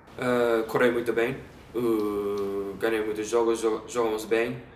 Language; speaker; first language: Portuguese; non-native, learner; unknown